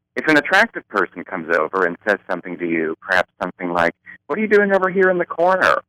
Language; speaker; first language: English; native; English